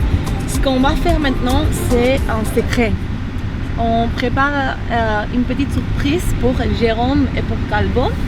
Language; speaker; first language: French; early bilingual, heritage; Dutch